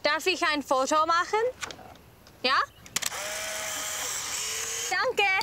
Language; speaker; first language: German; non-native, learner; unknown